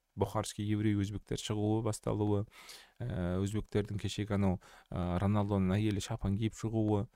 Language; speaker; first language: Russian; non-native, local second language; Kazakh